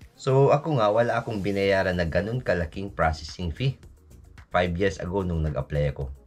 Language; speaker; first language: Filipino; native; Filipino